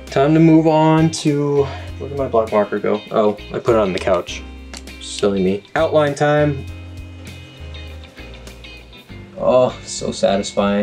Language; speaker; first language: English; native; English